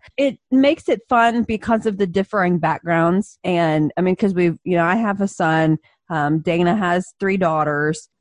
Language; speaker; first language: English; native; English